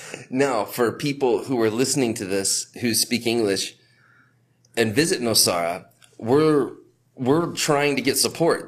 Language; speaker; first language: English; native; English